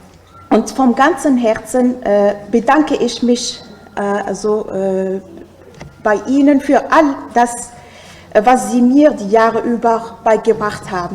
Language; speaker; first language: German; non-native, fluent; Arabic